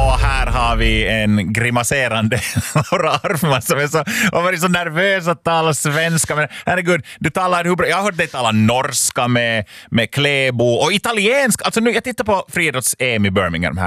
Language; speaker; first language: Swedish; native; Swedish